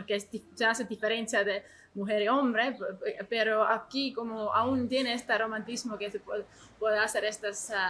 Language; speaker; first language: Spanish; non-native, learner; Estonian